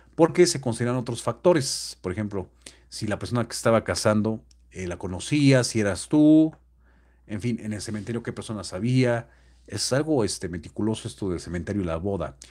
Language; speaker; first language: Spanish; native; Spanish